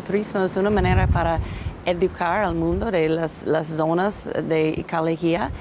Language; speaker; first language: Spanish; non-native, learner; English